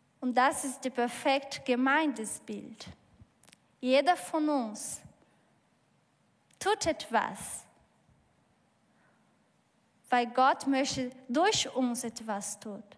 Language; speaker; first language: German; non-native, learner; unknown